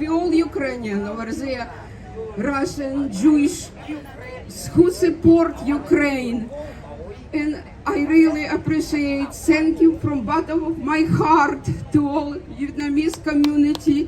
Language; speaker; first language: English; non-native, learner; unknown